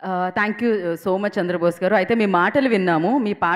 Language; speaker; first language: Telugu; native; Telugu